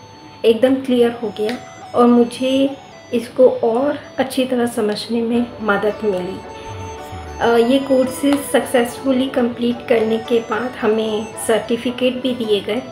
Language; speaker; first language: Hindi; native; Hindi